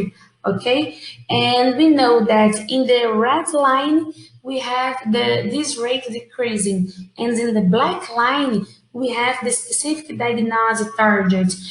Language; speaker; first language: English; non-native, fluent; Portuguese